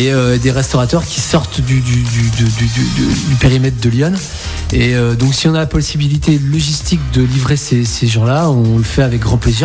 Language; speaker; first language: French; native; French